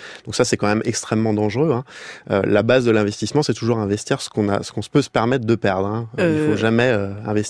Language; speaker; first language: French; native; French